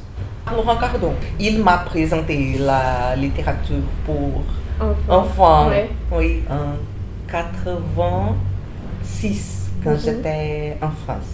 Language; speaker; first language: French; non-native, fluent; Portuguese